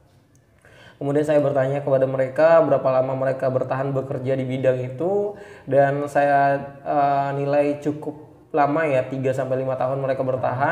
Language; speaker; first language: Indonesian; native; Indonesian